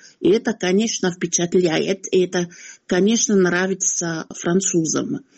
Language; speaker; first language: Russian; non-native, fluent; French